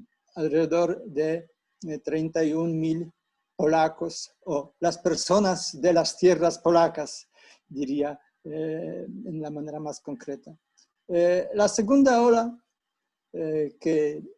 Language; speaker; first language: Spanish; non-native, fluent; Polish